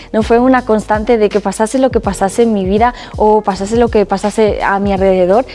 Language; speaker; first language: Spanish; early bilingual, other home language; Romanian